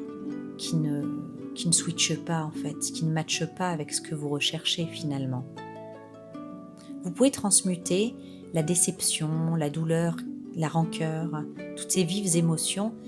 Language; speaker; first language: French; native; French